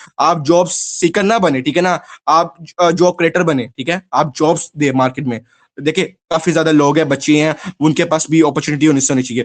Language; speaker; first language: Urdu; non-native, local second language; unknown